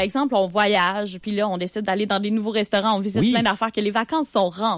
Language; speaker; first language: French; native; French